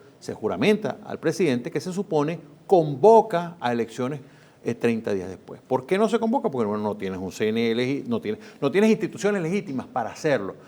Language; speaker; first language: Spanish; native; Spanish